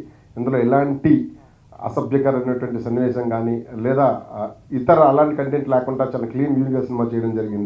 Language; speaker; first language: Telugu; native; Telugu